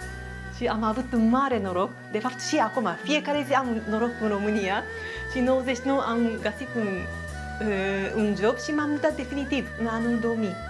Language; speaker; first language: Romanian; non-native, fluent; Japanese